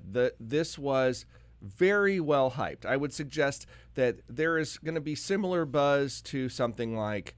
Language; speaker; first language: English; native; English